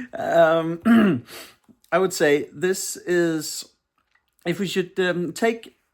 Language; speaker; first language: English; non-native, fluent; Danish